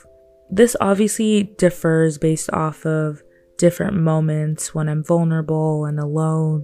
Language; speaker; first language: English; non-native, local second language; Yoruba